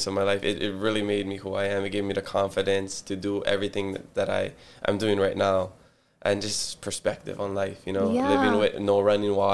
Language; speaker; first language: English; early bilingual, other home language; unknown